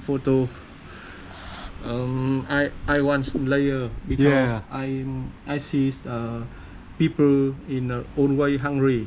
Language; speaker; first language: English; non-native, learner; Vietnamese